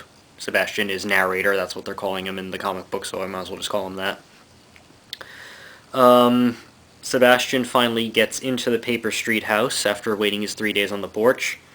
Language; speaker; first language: English; native; English